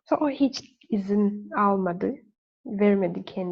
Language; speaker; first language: Turkish; non-native, learner; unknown